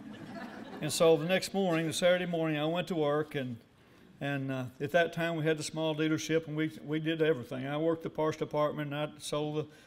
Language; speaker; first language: English; native; English